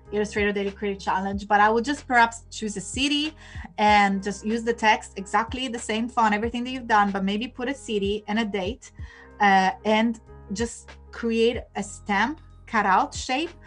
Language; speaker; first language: English; non-native, fluent; Italian